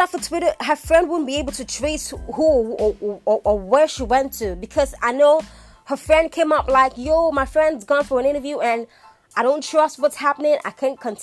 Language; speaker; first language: English; non-native, local second language; Igbo